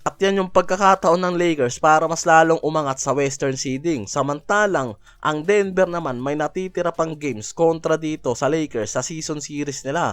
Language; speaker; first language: Filipino; native; Filipino